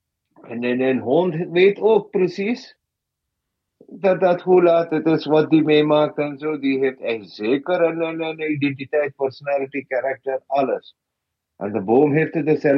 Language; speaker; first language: Dutch; non-native, fluent; Malayalam